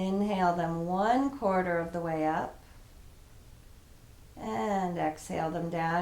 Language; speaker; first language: English; native; English